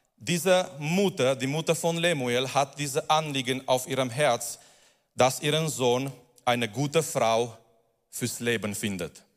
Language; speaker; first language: German; non-native, fluent; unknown